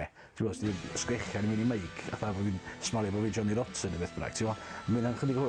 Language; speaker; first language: Welsh; native; Welsh